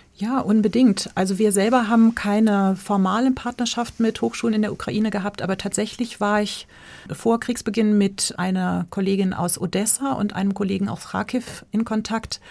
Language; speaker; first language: German; native; German